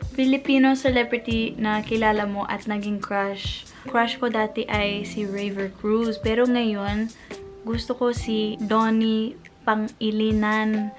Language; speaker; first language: Filipino; non-native, fluent; English